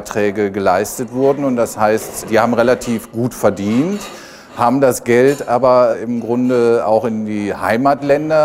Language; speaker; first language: German; native; German